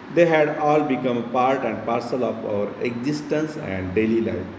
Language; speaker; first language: English; non-native, local second language; Marathi